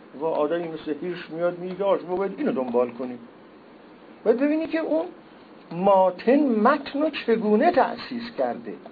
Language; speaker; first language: Persian; non-native, local second language; Azerbaijani